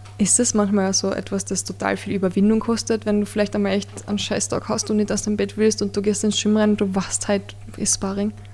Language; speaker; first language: German; native; German